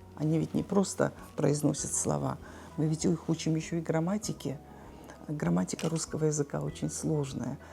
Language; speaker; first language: Russian; non-native, local second language; Abkhazian